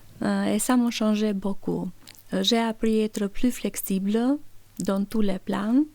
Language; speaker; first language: French; non-native, learner; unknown